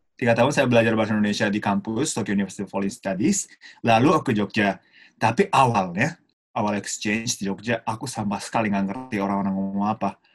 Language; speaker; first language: Indonesian; non-native, fluent; Japanese